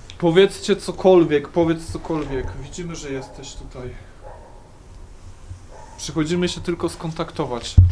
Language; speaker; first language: Polish; native; Polish